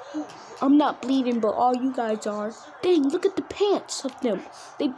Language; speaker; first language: English; native; English